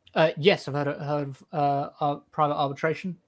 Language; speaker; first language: English; native; English